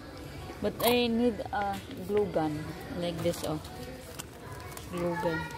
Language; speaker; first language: English; non-native, learner; Filipino